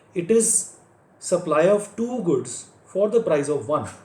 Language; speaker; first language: English; non-native, local second language; Punjabi